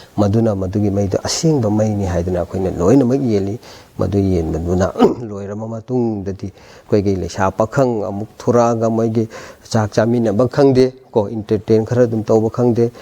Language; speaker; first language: Manipuri; non-native, local second language; Rongmei Naga